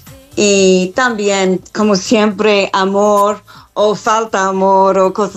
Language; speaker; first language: Spanish; non-native, fluent; English